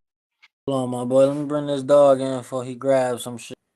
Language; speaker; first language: English; native; English